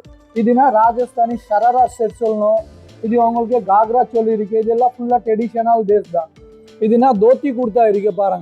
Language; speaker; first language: Tamil; native; Tamil